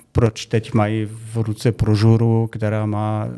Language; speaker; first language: Czech; non-native, fluent; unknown